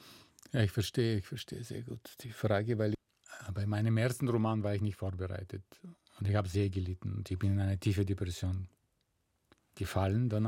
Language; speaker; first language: German; non-native, fluent; Bulgarian